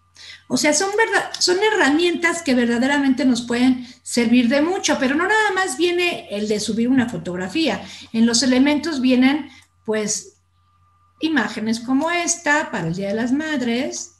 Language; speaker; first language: Spanish; native; Spanish